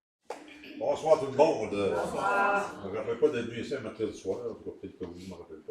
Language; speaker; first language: French; native; French